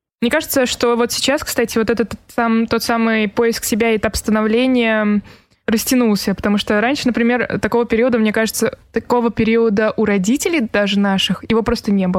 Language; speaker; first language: Russian; native; Russian